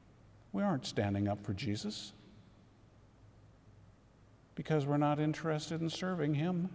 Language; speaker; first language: English; native; English